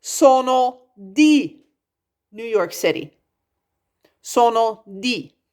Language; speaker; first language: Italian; non-native, fluent; English